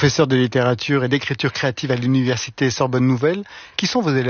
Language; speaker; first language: French; native; French